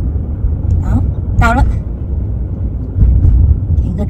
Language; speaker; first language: Chinese; native; Chinese